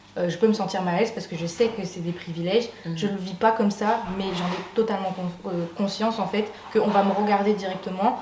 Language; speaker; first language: French; native; French